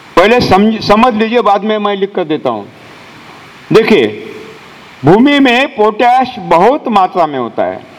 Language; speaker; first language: Hindi; non-native, local second language; Marathi